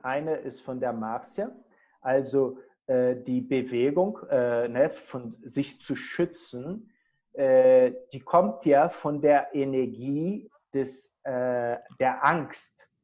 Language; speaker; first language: German; non-native, fluent; Portuguese